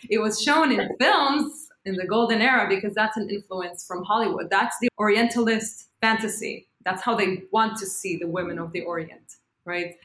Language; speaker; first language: English; non-native, fluent; Hebrew